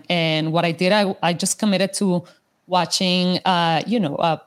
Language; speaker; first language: English; non-native, fluent; Spanish